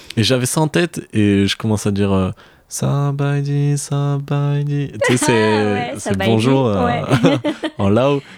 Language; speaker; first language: French; native; French